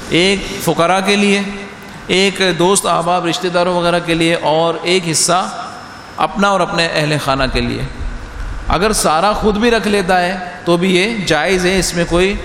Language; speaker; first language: Urdu; native; Urdu